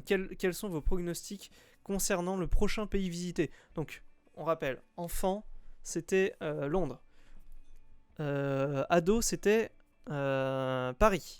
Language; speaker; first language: French; native; French